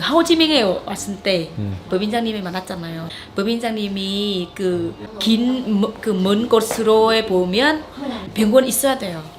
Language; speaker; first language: Korean; non-native, fluent; Vietnamese